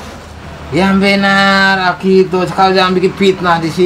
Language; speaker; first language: Indonesian; native; Indonesian